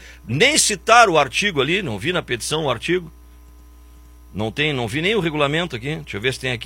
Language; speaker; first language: Portuguese; native; Portuguese